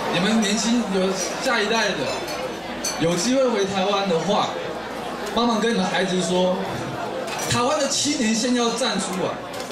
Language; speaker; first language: Chinese; native; Chinese